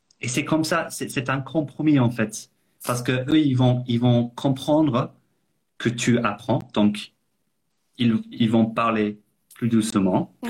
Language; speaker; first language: French; non-native, fluent; English